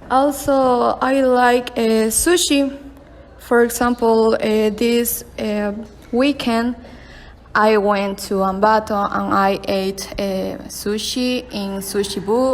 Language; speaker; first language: English; non-native, learner; Spanish